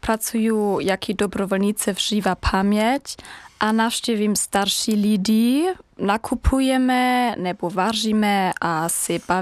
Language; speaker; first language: Czech; non-native, learner; German